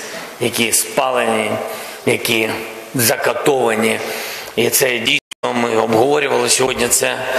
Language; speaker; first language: Ukrainian; non-native, local second language; Russian